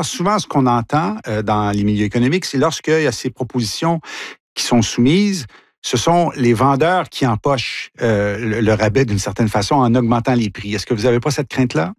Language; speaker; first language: French; native; French